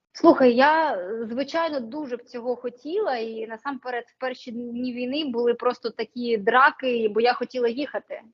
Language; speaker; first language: Ukrainian; non-native, local second language; Russian